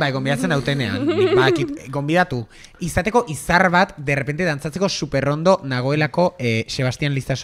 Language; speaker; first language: Basque; native; Basque